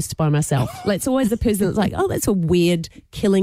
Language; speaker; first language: English; native; English